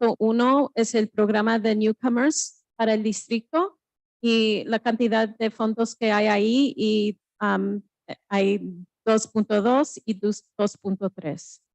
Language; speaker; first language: Spanish; early bilingual, heritage; Spanish